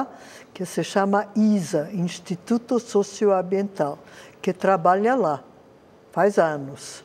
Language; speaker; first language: Portuguese; non-native, fluent; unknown